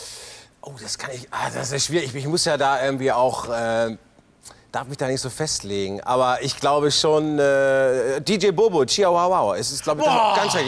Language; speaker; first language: German; native; German